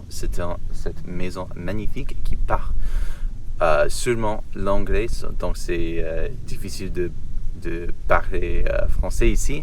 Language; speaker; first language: French; non-native, learner; English